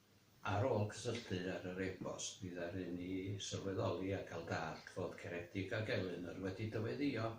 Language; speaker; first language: Welsh; native; Welsh